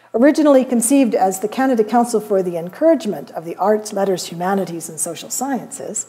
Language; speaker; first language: English; native; English